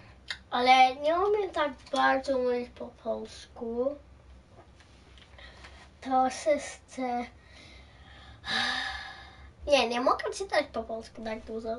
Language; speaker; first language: Polish; early bilingual, heritage; Polish